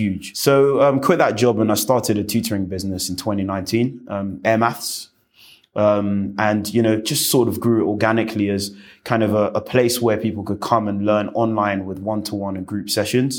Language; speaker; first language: English; native; English